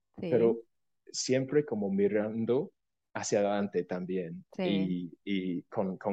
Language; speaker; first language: Spanish; non-native, fluent; English